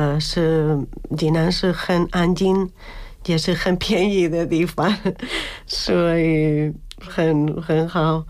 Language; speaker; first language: Chinese; non-native, learner; Spanish